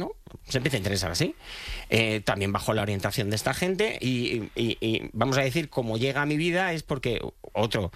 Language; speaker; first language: Spanish; native; Spanish